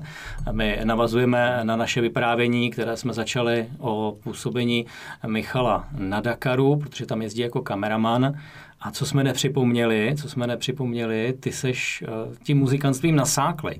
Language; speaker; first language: Czech; native; Czech